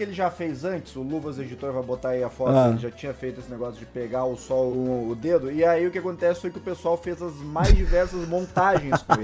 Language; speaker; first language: Portuguese; native; Portuguese